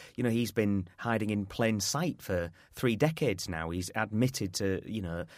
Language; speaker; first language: English; native; English